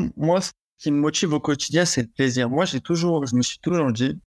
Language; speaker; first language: French; native; French